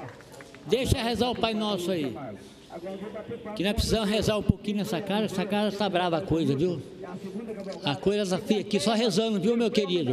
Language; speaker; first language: Portuguese; native; Portuguese